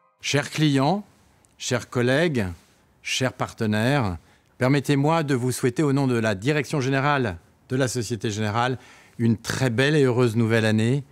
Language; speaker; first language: French; native; French